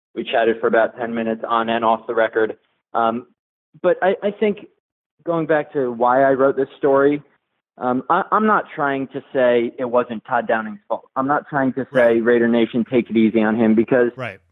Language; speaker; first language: English; native; English